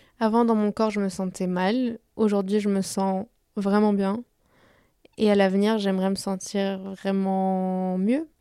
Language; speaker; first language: French; early bilingual, other home language; Spanish